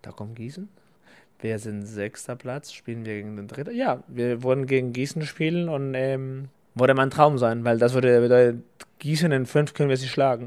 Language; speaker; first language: German; non-native, fluent; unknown